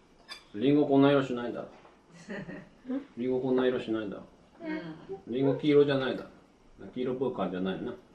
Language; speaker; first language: Japanese; native; Japanese